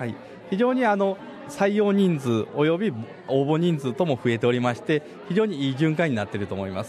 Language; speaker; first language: Japanese; native; Japanese